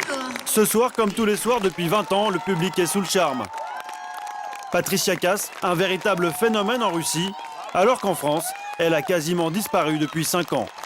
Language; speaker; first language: French; native; French